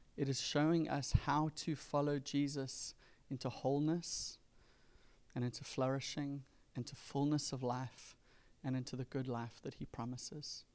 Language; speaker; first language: English; native; English